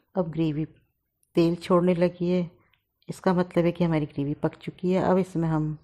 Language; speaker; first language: Hindi; native; Hindi